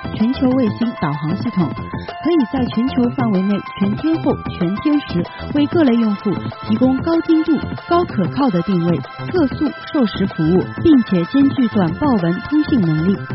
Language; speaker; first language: Chinese; native; Chinese